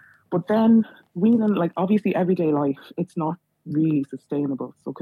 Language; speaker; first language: English; native; English